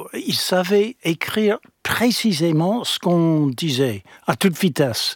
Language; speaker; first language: French; non-native, fluent; English